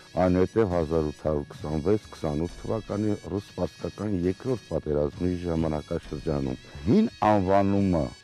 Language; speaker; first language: Armenian; native; Armenian